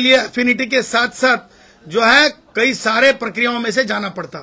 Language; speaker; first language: Hindi; non-native, local second language; Marathi